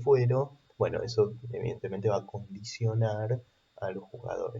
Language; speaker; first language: Spanish; native; Spanish